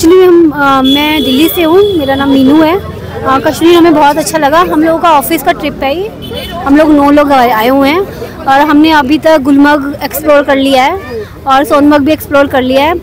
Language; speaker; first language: Hindi; native; Hindi